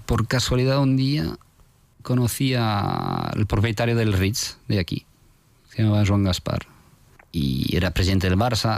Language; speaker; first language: Spanish; non-native, fluent; French